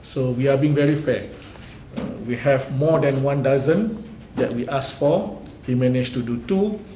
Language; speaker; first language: English; non-native, local second language; Malay